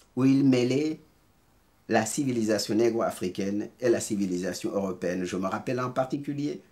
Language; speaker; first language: French; non-native, local second language; Serer